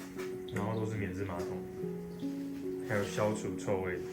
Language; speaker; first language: Chinese; native; Chinese